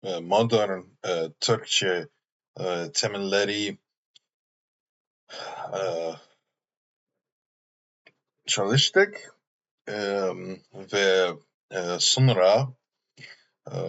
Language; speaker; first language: Turkish; non-native, learner; English